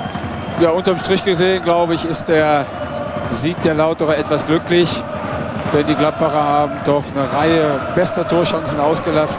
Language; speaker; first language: German; native; German